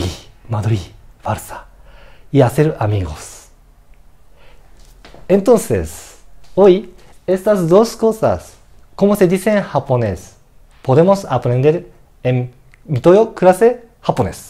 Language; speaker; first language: Spanish; non-native, learner; Japanese